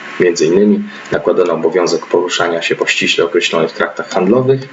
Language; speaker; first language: Polish; native; Polish